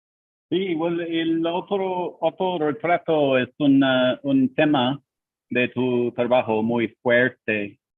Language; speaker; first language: Spanish; non-native, learner; English